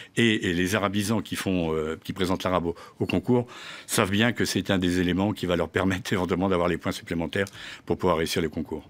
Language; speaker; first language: French; native; French